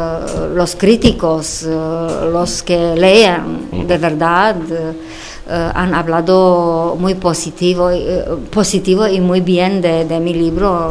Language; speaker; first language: Spanish; non-native, fluent; Romanian